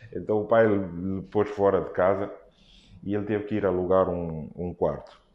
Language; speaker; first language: Portuguese; native; Portuguese